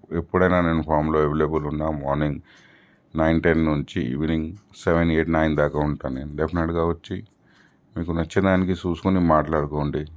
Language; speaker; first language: Telugu; non-native, local second language; Urdu